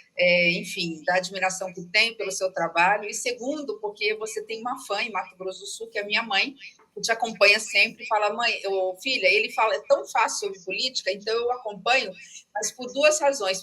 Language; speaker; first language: Portuguese; native; Portuguese